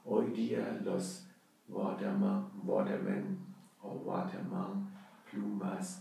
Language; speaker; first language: Spanish; non-native, learner; German